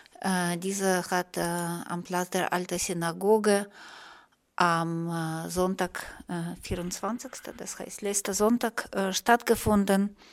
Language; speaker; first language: German; non-native, fluent; Russian